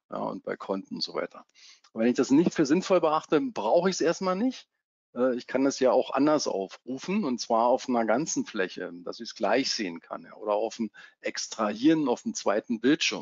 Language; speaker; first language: German; native; German